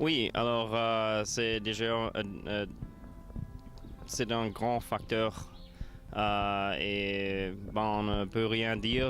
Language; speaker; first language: French; non-native, local second language; Luxembourgish